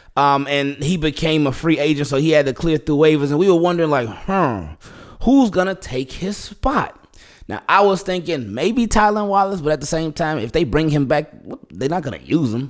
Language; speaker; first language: English; native; English